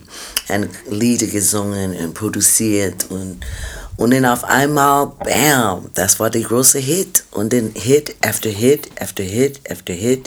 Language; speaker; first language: German; non-native, fluent; English